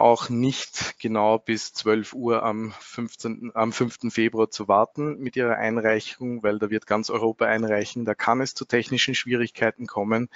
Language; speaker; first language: German; native; German